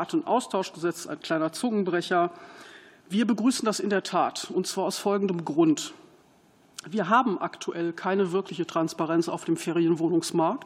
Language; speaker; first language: German; native; German